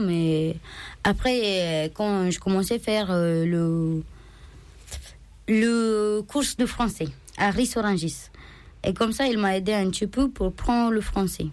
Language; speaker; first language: French; non-native, learner; Romanian